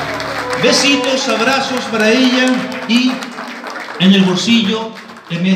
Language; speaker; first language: Spanish; native; Spanish